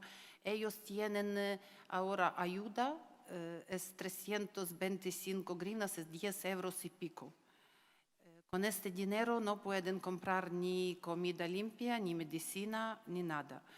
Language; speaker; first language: Spanish; non-native, learner; Ukrainian